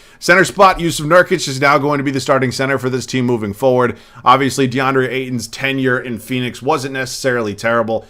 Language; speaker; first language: English; native; English